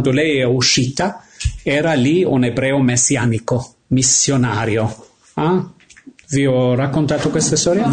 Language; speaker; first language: Italian; non-native, fluent; English